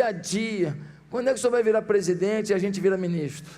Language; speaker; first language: Portuguese; native; Portuguese